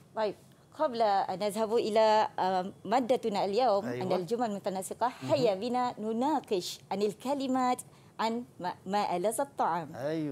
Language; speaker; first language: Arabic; non-native, fluent; Malay